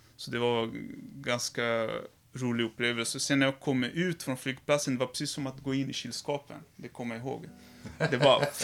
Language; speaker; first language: Swedish; non-native, fluent; Portuguese